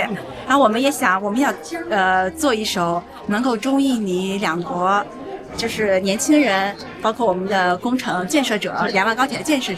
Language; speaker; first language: Chinese; native; Chinese